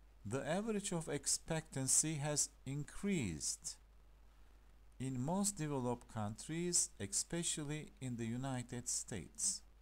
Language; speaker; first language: English; non-native, fluent; Turkish